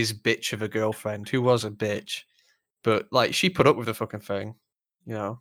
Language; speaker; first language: English; native; English